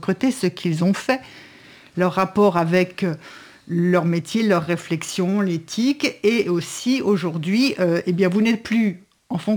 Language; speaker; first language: French; native; French